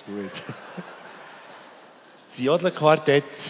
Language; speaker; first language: German; native; German